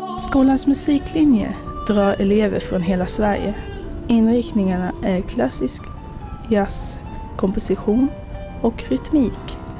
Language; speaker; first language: Swedish; native; Swedish